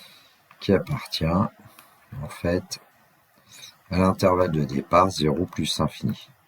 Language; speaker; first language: French; native; French